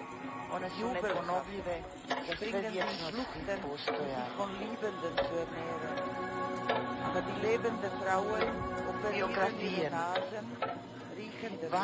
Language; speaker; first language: German; non-native, fluent; Croatian